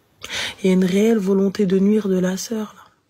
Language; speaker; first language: French; native; French